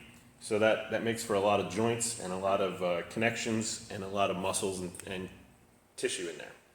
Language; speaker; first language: English; native; English